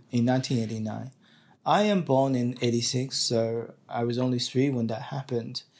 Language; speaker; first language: English; non-native, fluent; Chinese